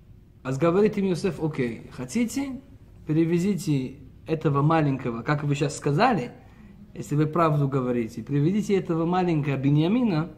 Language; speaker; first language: Russian; early bilingual, heritage; Russian